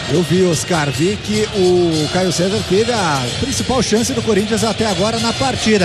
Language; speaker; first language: Portuguese; native; Portuguese